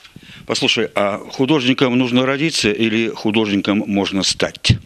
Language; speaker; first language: Russian; native; Russian